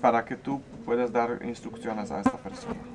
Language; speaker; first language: Spanish; non-native, learner; Polish